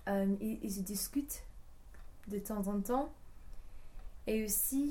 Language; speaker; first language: French; non-native, learner; English